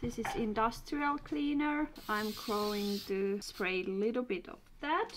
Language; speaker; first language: English; non-native, fluent; Finnish